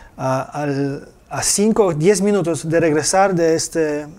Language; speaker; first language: Spanish; non-native, fluent; Polish